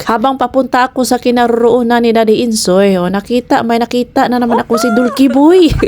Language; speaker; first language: Filipino; non-native, local second language; Cebuano